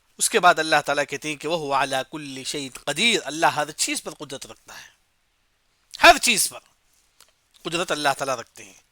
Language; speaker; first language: Urdu; native; Urdu